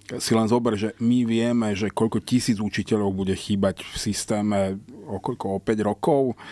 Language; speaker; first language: Slovak; non-native, local second language; Hungarian